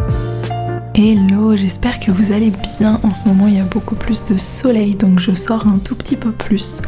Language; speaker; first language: French; native; French